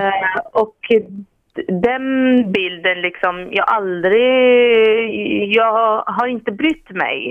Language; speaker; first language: Swedish; non-native, fluent; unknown